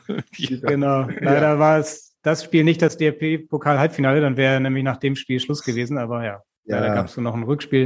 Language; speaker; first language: German; native; German